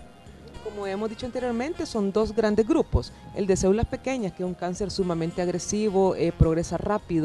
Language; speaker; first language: Spanish; native; Spanish